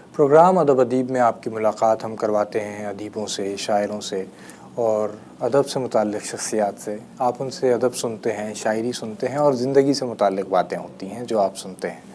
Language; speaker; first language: Urdu; native; Urdu